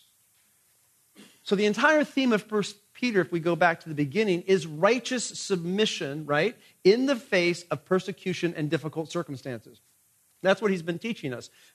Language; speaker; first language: English; native; English